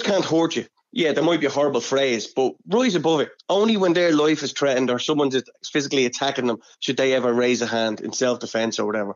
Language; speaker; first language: English; native; English